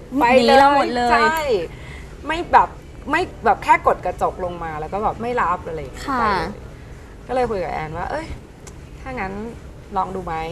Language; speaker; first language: Thai; native; Thai